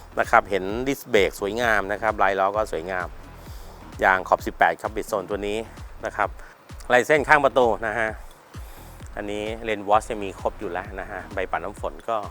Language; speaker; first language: Thai; native; Thai